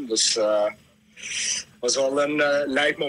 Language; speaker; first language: Dutch; early bilingual, other home language; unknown